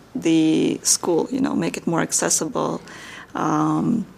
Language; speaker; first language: English; non-native, fluent; Russian